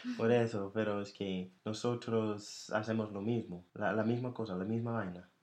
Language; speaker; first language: Spanish; non-native, fluent; English